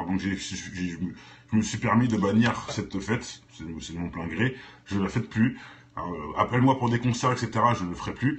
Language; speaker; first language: French; native; French